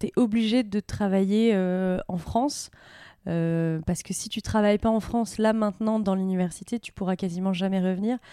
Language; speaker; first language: French; native; French